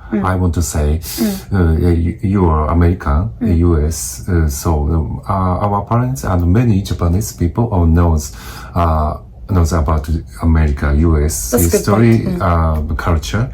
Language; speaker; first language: English; non-native, learner; Japanese